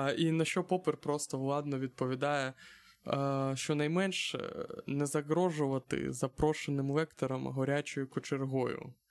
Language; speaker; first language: Ukrainian; non-native, local second language; Russian